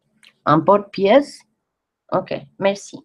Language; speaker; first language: French; non-native, fluent; English